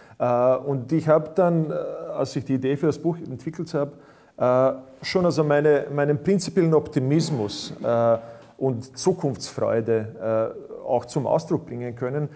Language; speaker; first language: German; non-native, fluent; Bosnian